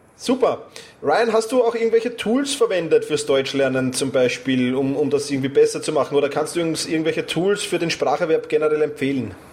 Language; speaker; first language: German; native; German